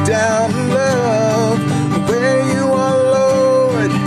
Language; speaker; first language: English; native; English